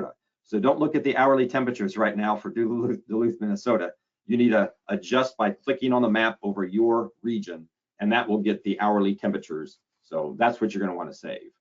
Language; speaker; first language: English; native; English